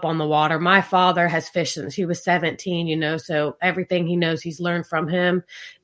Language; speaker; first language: English; native; English